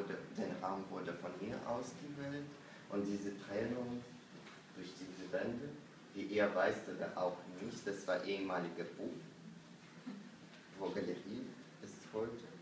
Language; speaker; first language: German; non-native, fluent; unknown